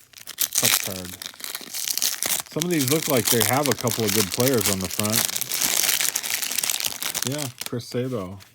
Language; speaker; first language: English; native; English